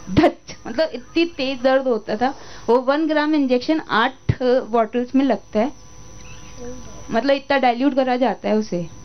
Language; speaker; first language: Hindi; native; Hindi